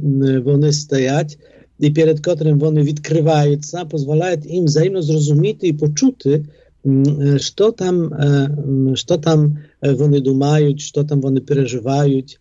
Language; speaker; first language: Polish; non-native, fluent; Ukrainian